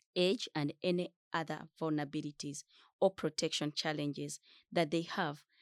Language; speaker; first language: English; non-native, fluent; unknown